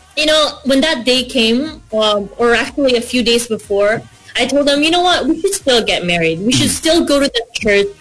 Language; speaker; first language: English; non-native, local second language; Korean